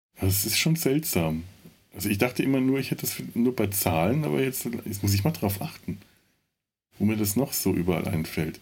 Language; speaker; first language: German; native; German